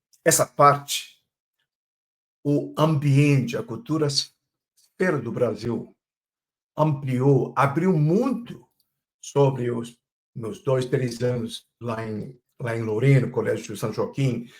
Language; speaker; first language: Portuguese; non-native, fluent; Chinese